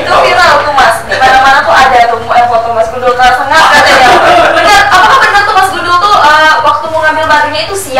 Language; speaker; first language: Indonesian; native; Indonesian